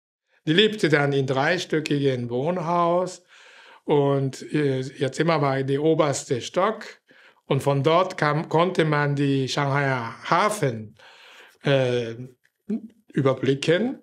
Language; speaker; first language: German; non-native, fluent; Japanese